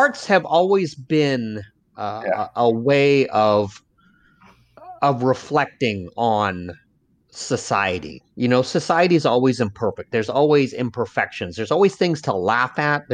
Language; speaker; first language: English; early bilingual, other home language; Lao